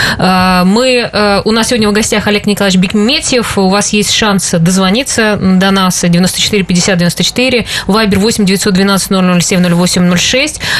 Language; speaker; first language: Russian; native; Russian